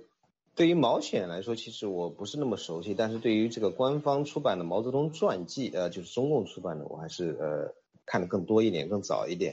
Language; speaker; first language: Chinese; native; Chinese